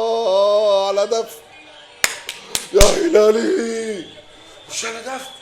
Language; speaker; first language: Arabic; native; Arabic